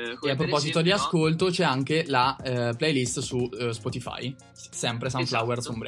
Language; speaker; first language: Italian; native; Italian